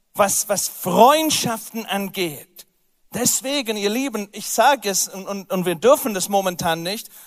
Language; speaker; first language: German; non-native, fluent; English